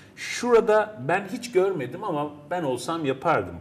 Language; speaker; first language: Turkish; native; Turkish